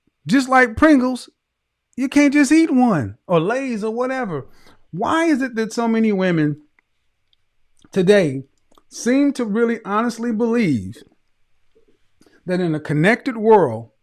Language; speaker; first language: English; native; English